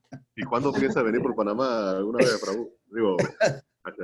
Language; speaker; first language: Spanish; native; Spanish